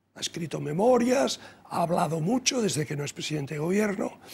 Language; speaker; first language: Spanish; native; Spanish